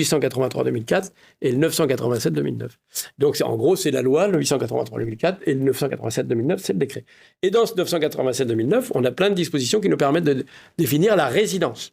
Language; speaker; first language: French; native; French